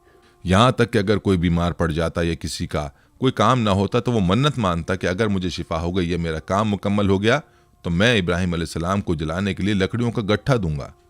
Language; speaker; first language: Urdu; native; Urdu